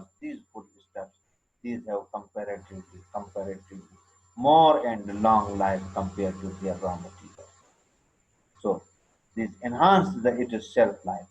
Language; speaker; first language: English; non-native, local second language; Urdu